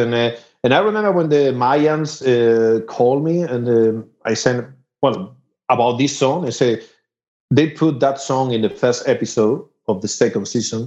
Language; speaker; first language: English; non-native, fluent; Spanish